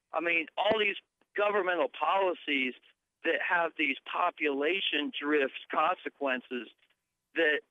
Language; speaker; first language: English; native; English